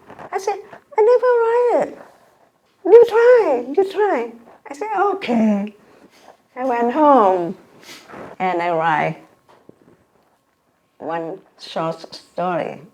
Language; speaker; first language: English; non-native, learner; Vietnamese